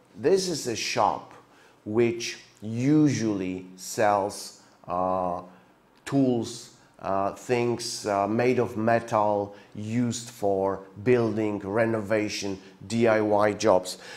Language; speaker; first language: English; non-native, fluent; Polish